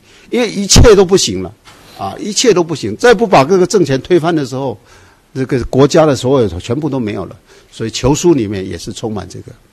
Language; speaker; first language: Chinese; native; Chinese